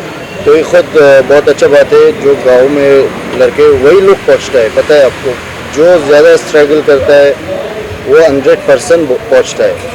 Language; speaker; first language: Hindi; non-native, fluent; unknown